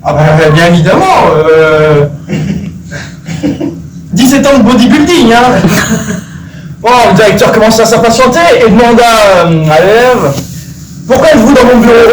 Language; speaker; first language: French; native; French